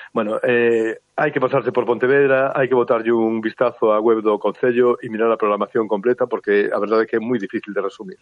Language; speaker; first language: Galician; native; Galician